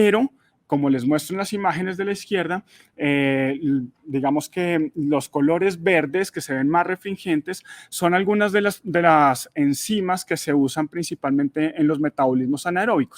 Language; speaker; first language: Spanish; native; Spanish